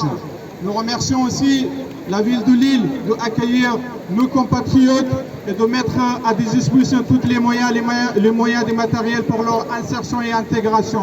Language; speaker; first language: French; non-native, fluent; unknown